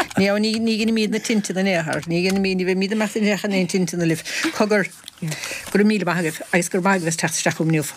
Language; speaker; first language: Irish; native; Irish